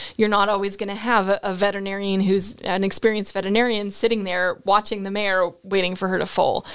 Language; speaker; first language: English; native; English